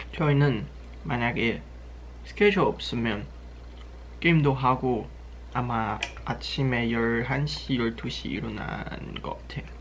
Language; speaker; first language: Korean; non-native, learner; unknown